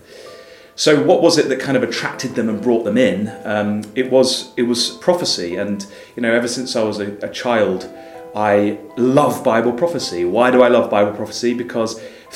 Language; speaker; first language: English; native; English